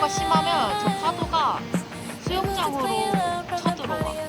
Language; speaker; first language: Korean; native; Korean